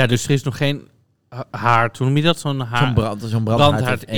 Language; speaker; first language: Dutch; native; Dutch